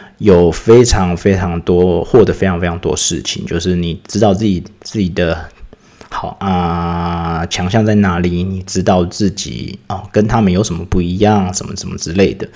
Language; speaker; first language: Chinese; native; Chinese